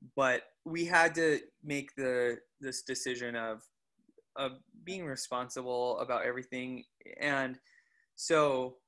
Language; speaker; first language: English; native; English